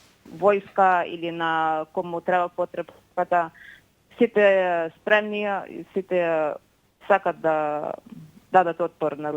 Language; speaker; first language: Macedonian; non-native, fluent; Ukrainian